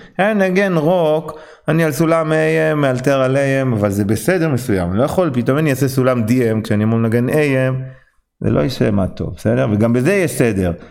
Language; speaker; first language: Hebrew; non-native, fluent; English